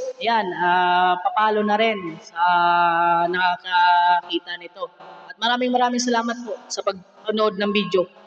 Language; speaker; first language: Filipino; non-native, local second language; Cebuano